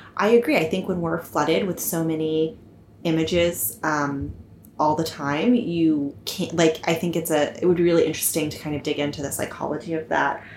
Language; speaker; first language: English; native; English